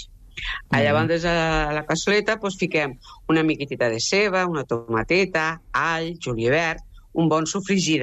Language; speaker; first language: Catalan; native; Catalan